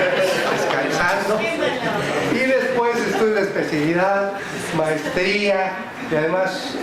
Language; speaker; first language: Spanish; native; Spanish